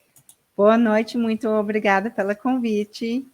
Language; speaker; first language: Portuguese; non-native, learner; English